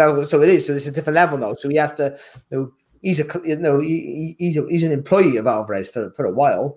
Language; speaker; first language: English; native; English